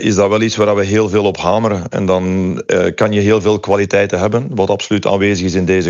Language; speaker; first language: Dutch; native; Dutch